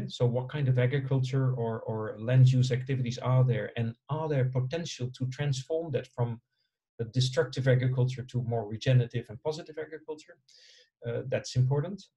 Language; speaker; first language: English; non-native, fluent; Dutch